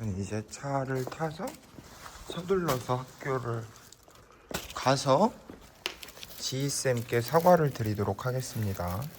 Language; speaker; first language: Korean; native; Korean